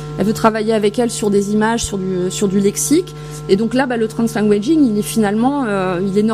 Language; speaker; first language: French; native; French